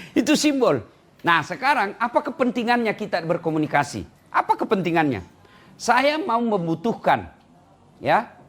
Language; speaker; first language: Indonesian; non-native, local second language; Buginese